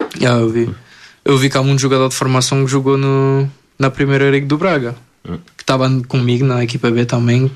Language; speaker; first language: Portuguese; non-native, fluent; French